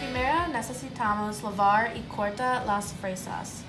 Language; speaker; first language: Spanish; non-native, learner; English